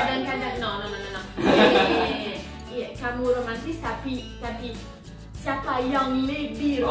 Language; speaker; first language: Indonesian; non-native, learner; French